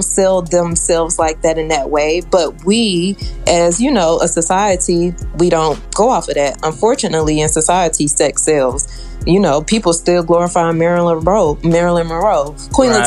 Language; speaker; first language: English; native; English